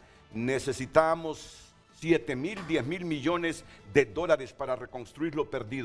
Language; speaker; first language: Spanish; native; Spanish